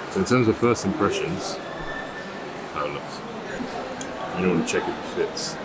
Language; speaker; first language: English; native; English